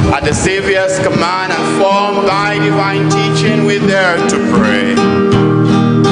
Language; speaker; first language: English; non-native, local second language; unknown